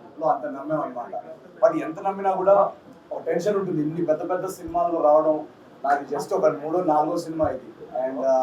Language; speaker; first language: Telugu; native; Telugu